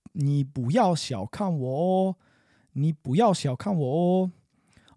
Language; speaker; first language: Chinese; non-native, learner; English